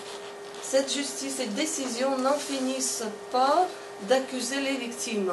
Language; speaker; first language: French; non-native, fluent; Russian